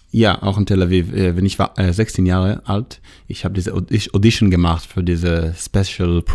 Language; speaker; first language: German; non-native, learner; Hebrew